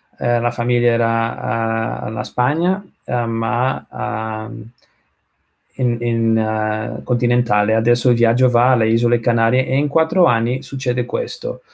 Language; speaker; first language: Italian; non-native, learner; Spanish